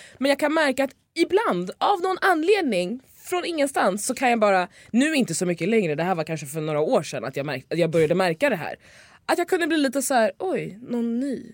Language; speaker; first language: Swedish; native; Swedish